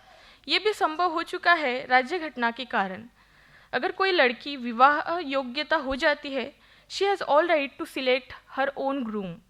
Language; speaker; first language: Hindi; non-native, local second language; Marathi